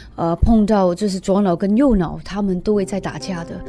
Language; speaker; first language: Chinese; non-native, fluent; Cantonese